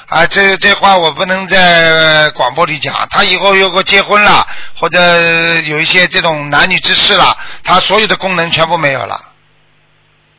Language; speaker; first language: Chinese; native; Chinese